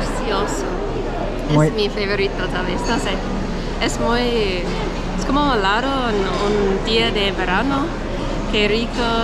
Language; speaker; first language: Spanish; non-native, learner; English